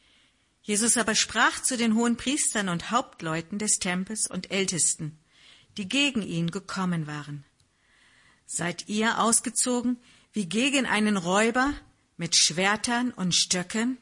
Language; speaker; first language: German; native; German